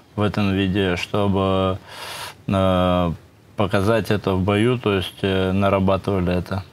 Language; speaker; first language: Russian; native; Russian